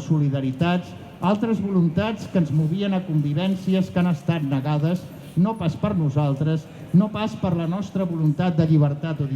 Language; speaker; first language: Catalan; native; Catalan